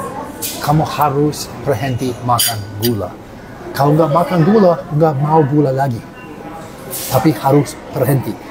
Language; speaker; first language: Indonesian; non-native, learner; English